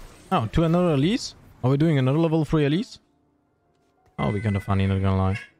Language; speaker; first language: English; non-native, fluent; Polish